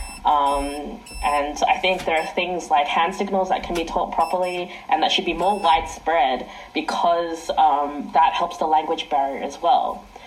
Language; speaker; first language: English; early bilingual, other home language; Chinese